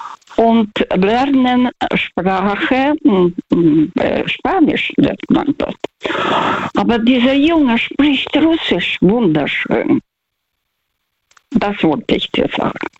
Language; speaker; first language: German; non-native, fluent; Russian